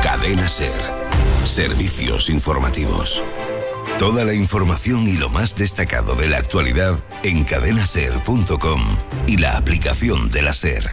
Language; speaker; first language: Spanish; native; Spanish